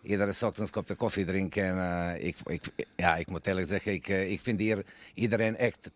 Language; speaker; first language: Dutch; non-native, fluent; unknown